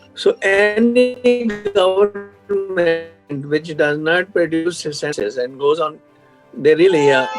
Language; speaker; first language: English; non-native, local second language; Hindi